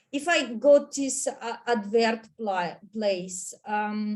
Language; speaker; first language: English; non-native, learner; Russian